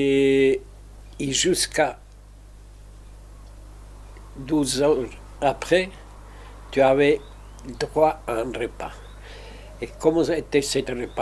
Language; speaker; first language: French; non-native, fluent; Spanish